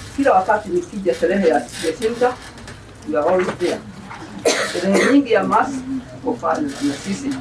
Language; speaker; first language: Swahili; non-native, local second language; Kikuyu